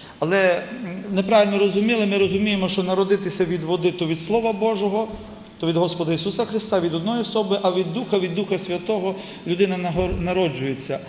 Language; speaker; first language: Ukrainian; native; Ukrainian